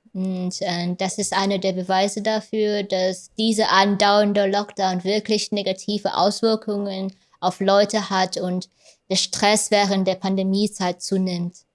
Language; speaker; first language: German; non-native, fluent; Vietnamese